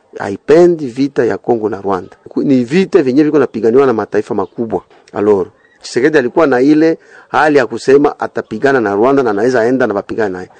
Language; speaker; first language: Swahili; native; Swahili